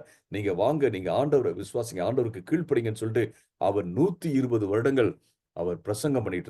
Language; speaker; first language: Tamil; native; Tamil